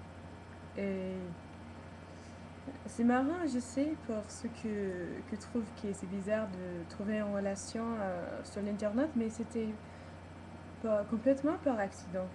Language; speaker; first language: French; non-native, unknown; English